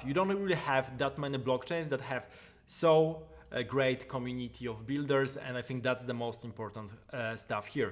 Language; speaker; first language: English; non-native, fluent; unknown